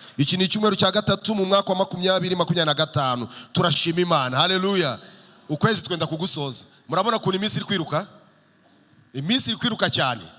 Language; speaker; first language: Kinyarwanda; native; Kinyarwanda